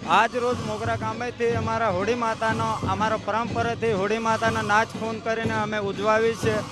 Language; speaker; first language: Gujarati; non-native, local second language; Rathawi